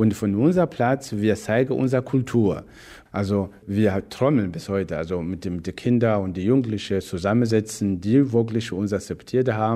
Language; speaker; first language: German; non-native, fluent; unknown